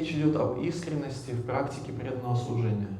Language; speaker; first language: Russian; native; Russian